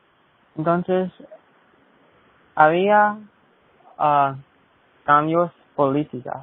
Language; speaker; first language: Spanish; early bilingual, heritage; Spanish